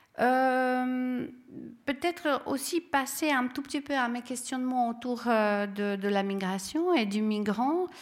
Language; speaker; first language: French; non-native, fluent; Serbian